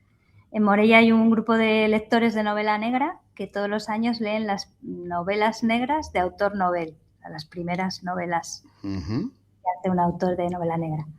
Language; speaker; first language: Spanish; native; Spanish